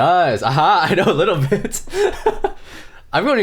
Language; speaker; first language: English; native; English